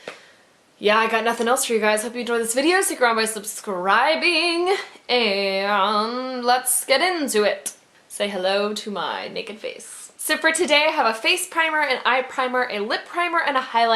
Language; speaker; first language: English; native; English